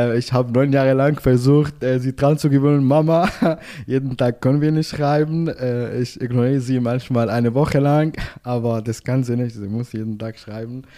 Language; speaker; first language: German; non-native, fluent; Arabic